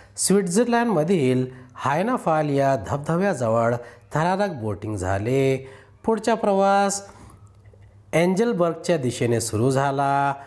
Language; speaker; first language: Marathi; non-native, local second language; Urdu